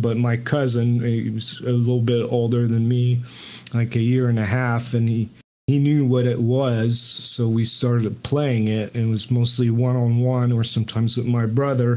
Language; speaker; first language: English; non-native, fluent; French